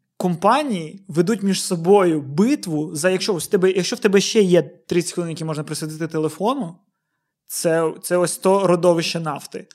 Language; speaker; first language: Ukrainian; native; Ukrainian